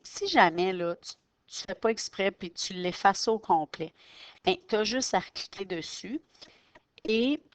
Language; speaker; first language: French; native; French